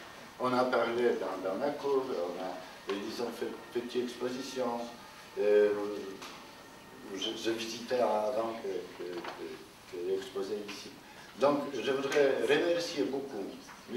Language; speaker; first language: French; non-native, fluent; Polish